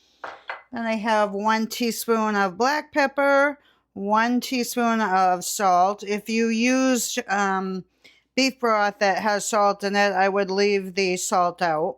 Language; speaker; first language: English; native; English